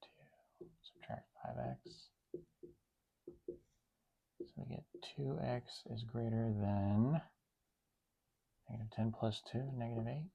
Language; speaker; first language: English; native; English